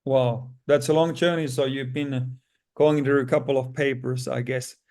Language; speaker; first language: English; non-native, fluent; Finnish